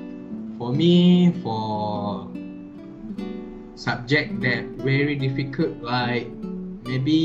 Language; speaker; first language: English; non-native, learner; Malay